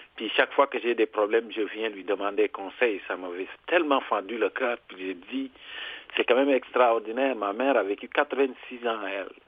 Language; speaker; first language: French; non-native, local second language; Serer